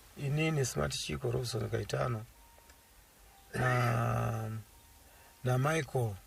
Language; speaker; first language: Shona; non-native, local second language; Nyanja